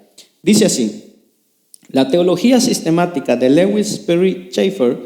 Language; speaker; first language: Spanish; native; Spanish